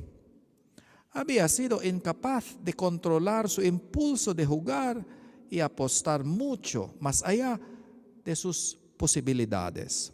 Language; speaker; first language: Spanish; non-native, learner; Filipino